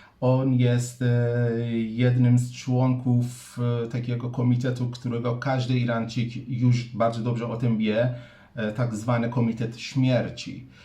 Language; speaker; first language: Polish; non-native, fluent; Persian